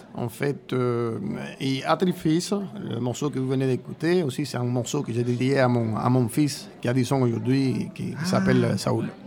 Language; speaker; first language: French; non-native, fluent; Spanish